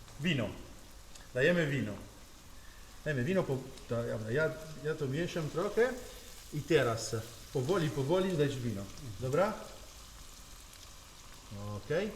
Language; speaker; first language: Polish; non-native, learner; Italian